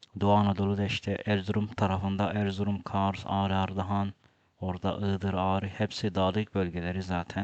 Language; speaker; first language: Turkish; non-native, fluent; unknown